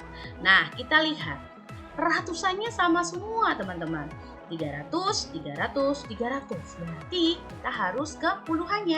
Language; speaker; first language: Indonesian; native; Indonesian